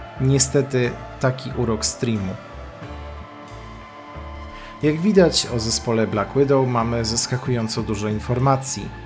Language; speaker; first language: Polish; native; Polish